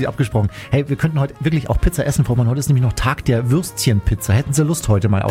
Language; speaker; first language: German; native; German